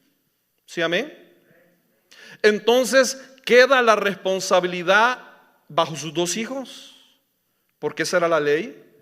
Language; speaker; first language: Spanish; native; Spanish